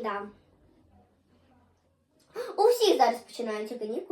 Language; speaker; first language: Ukrainian; non-native, local second language; Russian